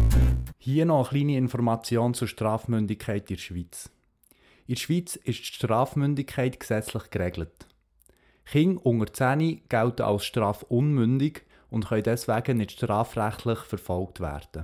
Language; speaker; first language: German; native; German